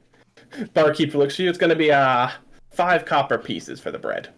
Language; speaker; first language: English; native; English